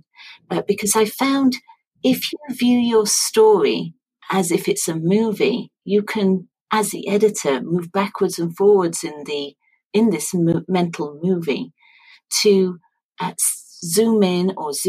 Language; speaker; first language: English; native; English